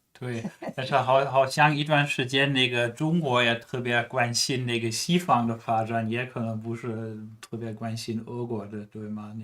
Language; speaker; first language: Chinese; non-native, fluent; German